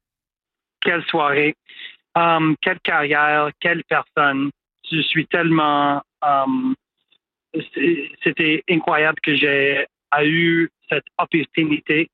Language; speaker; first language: French; non-native, local second language; English